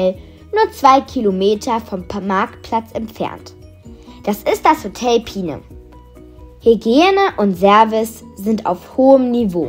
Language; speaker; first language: German; non-native, fluent; Macedonian